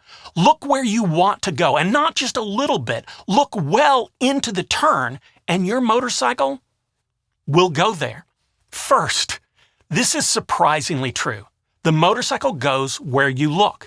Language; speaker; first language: English; native; English